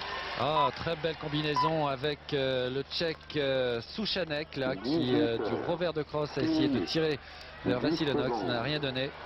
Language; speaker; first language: French; native; French